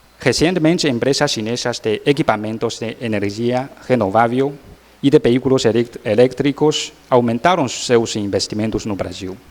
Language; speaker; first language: Portuguese; non-native, learner; Chinese